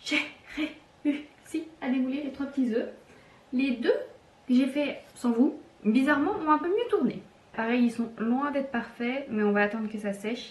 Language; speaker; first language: French; native; French